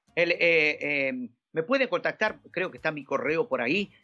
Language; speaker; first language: Spanish; native; Spanish